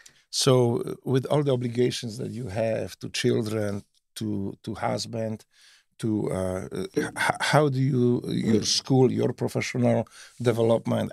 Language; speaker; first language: English; non-native, fluent; Polish